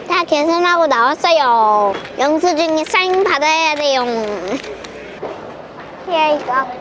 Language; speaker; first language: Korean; early bilingual, heritage; Korean